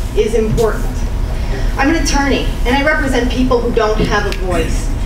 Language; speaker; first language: English; native; English